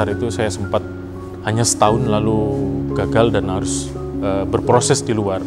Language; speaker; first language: Indonesian; native; Indonesian